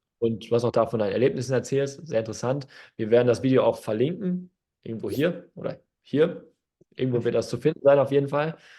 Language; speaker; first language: German; native; German